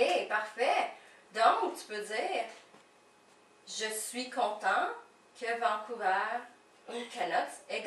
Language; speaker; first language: French; native; French